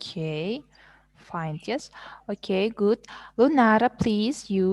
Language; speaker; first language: English; non-native, fluent; Kazakh